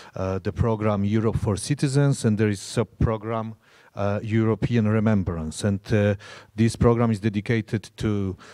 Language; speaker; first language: English; non-native, fluent; Polish